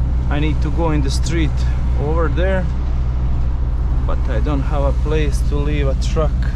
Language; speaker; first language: English; non-native, learner; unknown